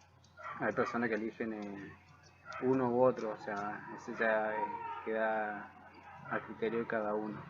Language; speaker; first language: Spanish; native; Spanish